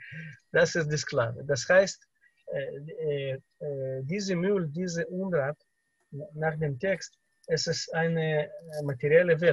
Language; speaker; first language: German; non-native, fluent; Russian